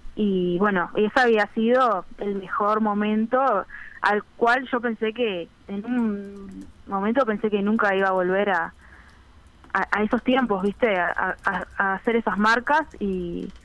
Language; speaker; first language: Spanish; native; Spanish